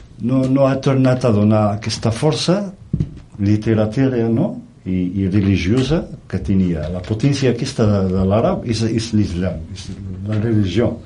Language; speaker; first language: Catalan; non-native, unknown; Riffian